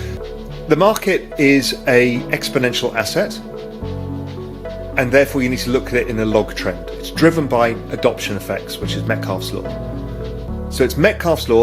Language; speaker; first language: English; native; English